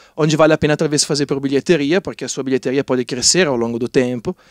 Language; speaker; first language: Portuguese; non-native, fluent; Italian